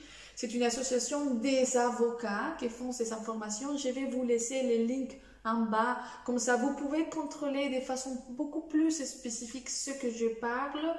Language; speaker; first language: French; non-native, fluent; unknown